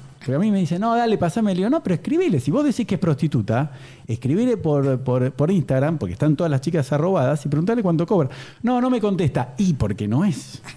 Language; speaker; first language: Spanish; native; Spanish